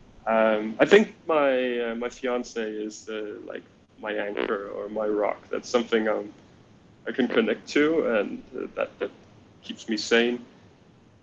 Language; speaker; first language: English; non-native, fluent; Danish